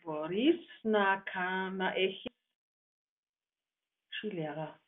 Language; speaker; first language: Greek; non-native, learner; German